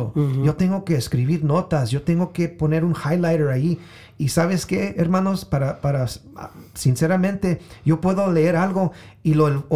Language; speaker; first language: Spanish; early bilingual, heritage; Spanish